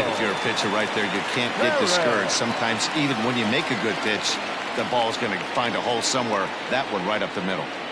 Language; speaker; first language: English; native; English